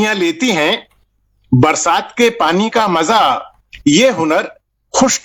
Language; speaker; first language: Hindi; native; Hindi